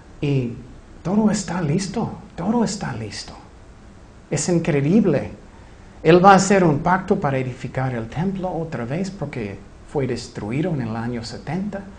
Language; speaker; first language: Spanish; non-native, fluent; English